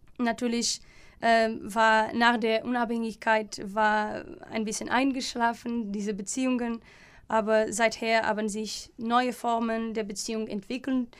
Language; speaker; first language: German; non-native, learner; Portuguese